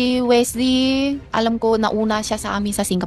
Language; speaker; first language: Filipino; non-native, learner; Chinese